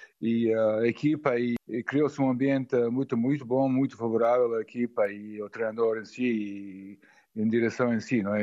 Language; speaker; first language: Portuguese; non-native, fluent; Serbian